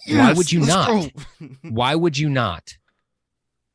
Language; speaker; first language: English; native; English